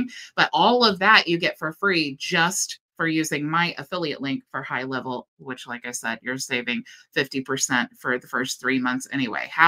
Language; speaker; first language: English; native; English